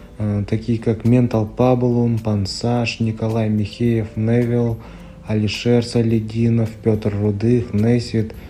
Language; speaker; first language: Russian; non-native, local second language; Yakut